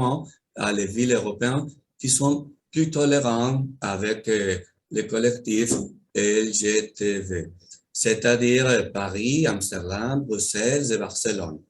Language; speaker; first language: French; non-native, learner; Spanish